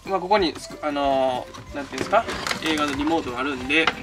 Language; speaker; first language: Japanese; native; Japanese